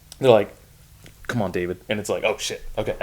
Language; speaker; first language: English; native; English